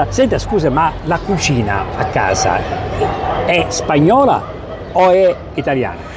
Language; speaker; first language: Italian; native; Italian